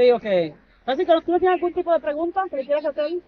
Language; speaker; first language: Spanish; native; Spanish